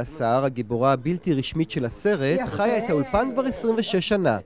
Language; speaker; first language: Hebrew; native; Hebrew